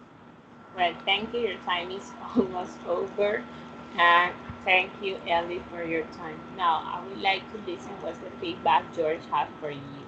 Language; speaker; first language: English; non-native, fluent; Spanish